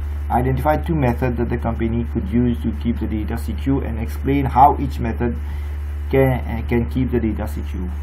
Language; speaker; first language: English; non-native, local second language; Morisyen